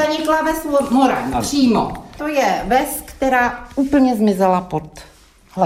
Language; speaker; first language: Czech; native; Czech